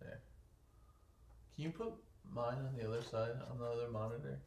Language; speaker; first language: English; native; English